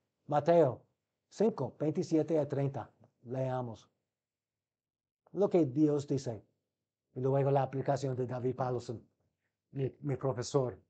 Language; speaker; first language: Spanish; non-native, fluent; English